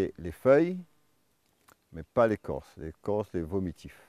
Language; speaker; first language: French; native; French